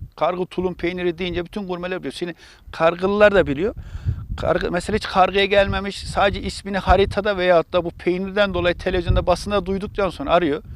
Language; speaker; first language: Turkish; native; Turkish